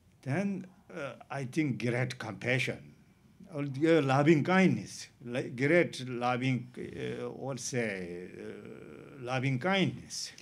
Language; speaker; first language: English; non-native, learner; Tibetan